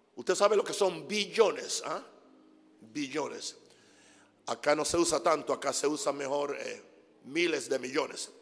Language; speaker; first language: Spanish; non-native, fluent; English